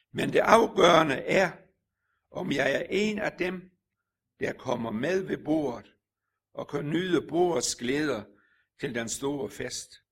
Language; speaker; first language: Danish; native; Danish